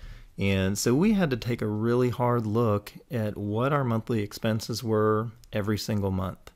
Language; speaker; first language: English; native; English